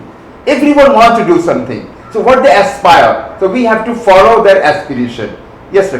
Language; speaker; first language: English; non-native, local second language; Bangla